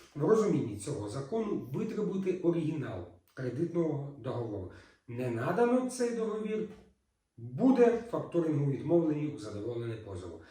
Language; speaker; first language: Ukrainian; native; Ukrainian